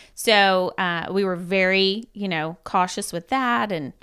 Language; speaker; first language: English; native; English